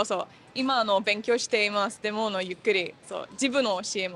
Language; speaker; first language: Japanese; non-native, learner; English